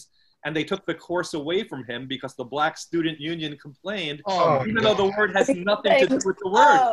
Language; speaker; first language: English; native; English